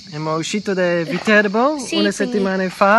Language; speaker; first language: Italian; non-native, learner; Spanish